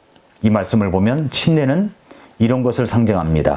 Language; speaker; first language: Korean; native; Korean